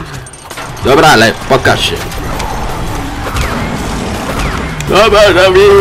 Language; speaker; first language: Polish; non-native, learner; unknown